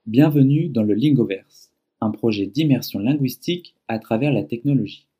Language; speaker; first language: French; native; French